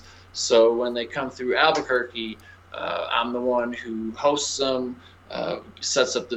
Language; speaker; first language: English; native; English